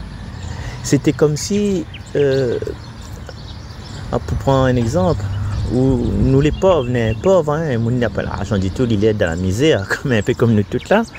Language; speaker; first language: French; non-native, local second language; Réunion Creole French